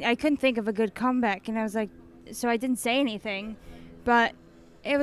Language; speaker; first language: English; non-native, fluent; Swedish